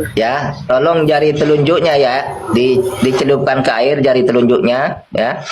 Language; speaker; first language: Indonesian; non-native, local second language; Madurese